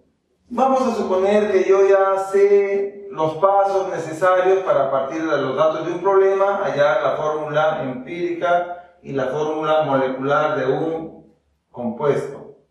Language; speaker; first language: Spanish; native; Spanish